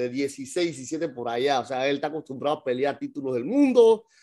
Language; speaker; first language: Spanish; native; Spanish